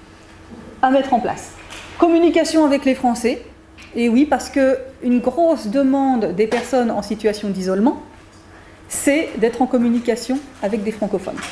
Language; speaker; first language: French; native; French